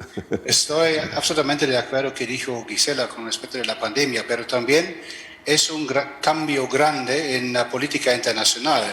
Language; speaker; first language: Spanish; non-native, fluent; German